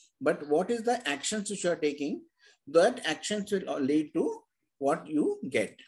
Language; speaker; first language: English; non-native, local second language; Hindi